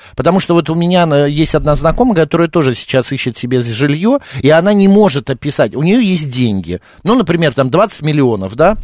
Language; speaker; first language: Russian; native; Russian